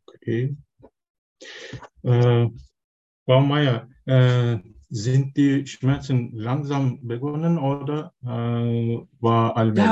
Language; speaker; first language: German; non-native, learner; Turkish